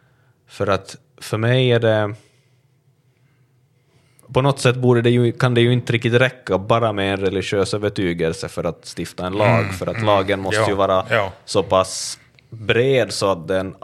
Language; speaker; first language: Swedish; native; Swedish